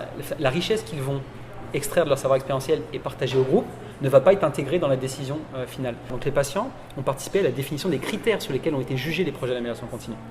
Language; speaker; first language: French; native; French